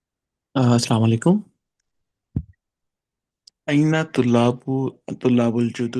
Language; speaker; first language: Arabic; non-native, learner; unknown